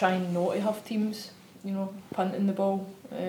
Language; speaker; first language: English; native; English